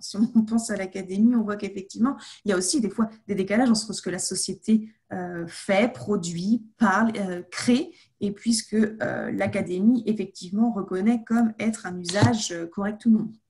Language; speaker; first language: French; native; French